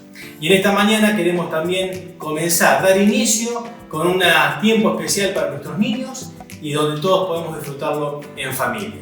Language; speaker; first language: Spanish; native; Spanish